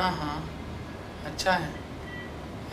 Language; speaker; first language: Hindi; non-native, local second language; Telugu